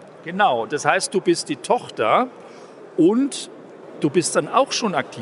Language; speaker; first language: German; native; German